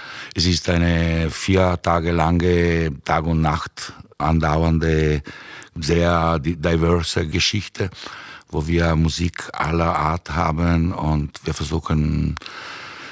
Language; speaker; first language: German; native; German